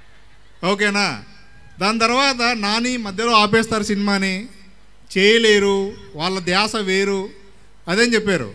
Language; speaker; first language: Telugu; native; Telugu